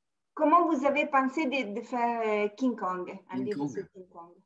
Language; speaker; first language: French; non-native, fluent; Italian